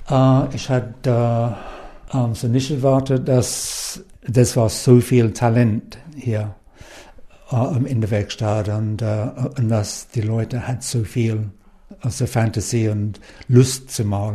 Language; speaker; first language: German; non-native, learner; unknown